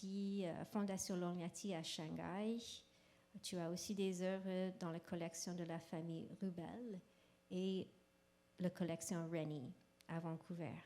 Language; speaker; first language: French; non-native, local second language; English